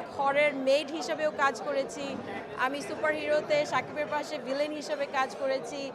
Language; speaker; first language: Bangla; early bilingual, heritage; Bangla